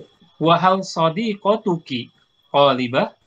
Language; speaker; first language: Arabic; non-native, fluent; Indonesian